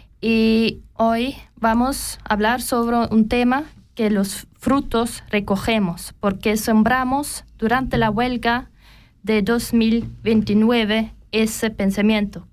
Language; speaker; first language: Spanish; non-native, learner; German